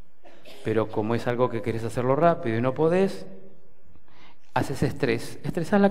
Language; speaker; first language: Spanish; native; Spanish